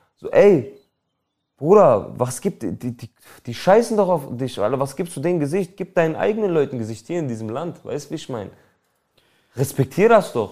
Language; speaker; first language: German; early bilingual, other home language; Albanian